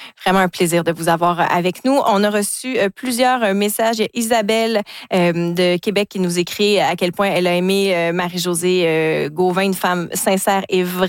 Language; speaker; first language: French; native; French